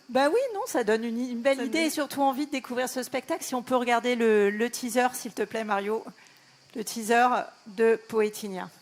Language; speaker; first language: French; native; French